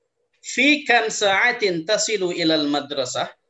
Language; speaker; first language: Arabic; non-native, fluent; Indonesian